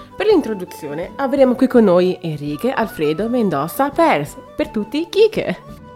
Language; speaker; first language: Italian; native; Italian